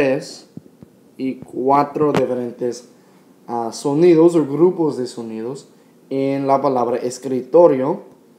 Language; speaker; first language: Spanish; non-native, fluent; English